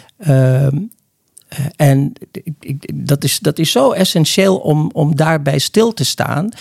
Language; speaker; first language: Dutch; early bilingual, other home language; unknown